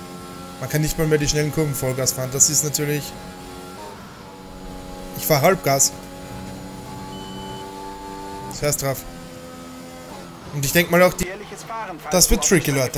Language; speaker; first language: German; native; German